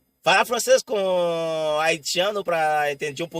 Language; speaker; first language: Portuguese; non-native, learner; Haitian Creole